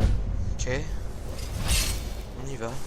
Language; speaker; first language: French; native; French